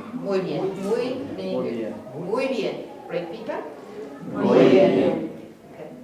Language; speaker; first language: Spanish; non-native, fluent; English